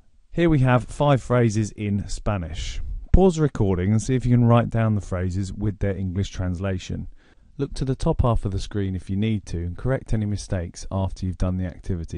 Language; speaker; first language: English; native; English